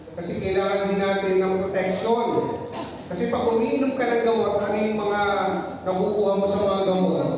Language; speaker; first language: Filipino; native; Filipino